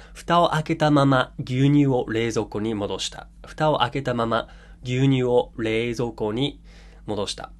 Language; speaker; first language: Japanese; non-native, fluent; English